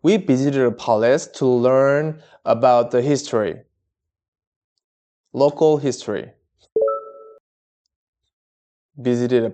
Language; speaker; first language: English; non-native, learner; Korean